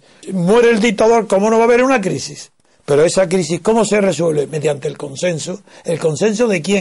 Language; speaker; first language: Spanish; native; Spanish